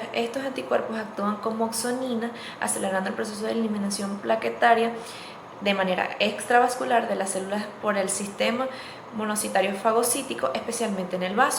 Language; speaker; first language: Spanish; native; Spanish